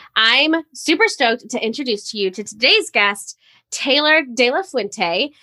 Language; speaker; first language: English; native; English